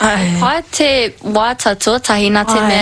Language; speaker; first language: Māori; non-native, local second language; English